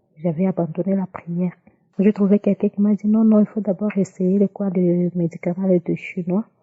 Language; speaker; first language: French; non-native, local second language; Lingala